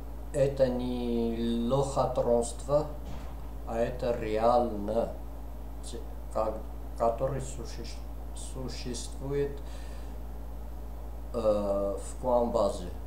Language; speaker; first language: Russian; non-native, fluent; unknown